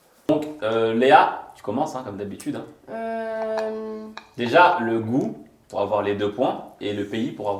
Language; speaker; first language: French; native; French